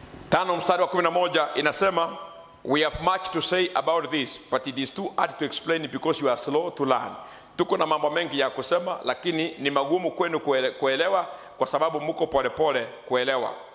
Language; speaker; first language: English; non-native, local second language; Gusii